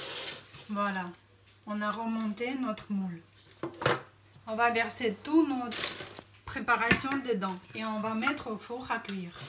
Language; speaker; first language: French; non-native, fluent; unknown